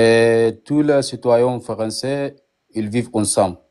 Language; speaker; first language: French; non-native, learner; Arabic